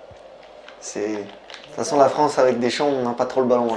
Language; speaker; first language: French; native; French